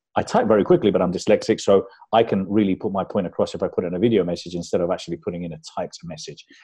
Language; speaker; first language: English; early bilingual, other home language; Spanish